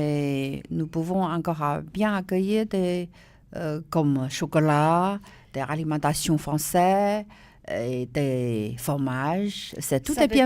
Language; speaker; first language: French; non-native, learner; Chinese